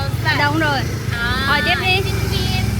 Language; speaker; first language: Vietnamese; non-native, learner; Korean